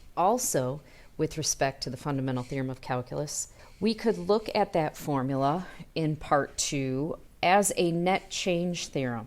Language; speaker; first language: English; native; English